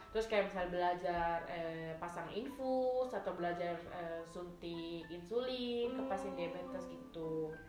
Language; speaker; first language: Indonesian; native; Indonesian